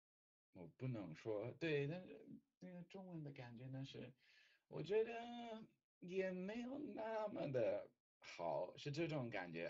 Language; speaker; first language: Chinese; non-native, fluent; English